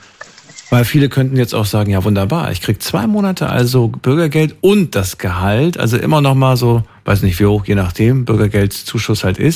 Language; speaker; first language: German; native; German